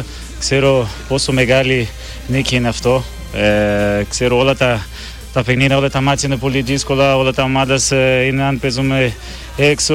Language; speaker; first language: Greek; non-native, learner; Portuguese